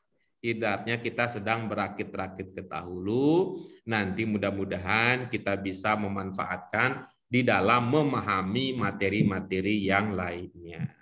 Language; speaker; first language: Indonesian; native; Indonesian